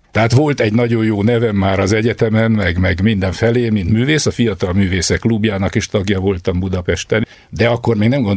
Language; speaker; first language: Hungarian; native; Hungarian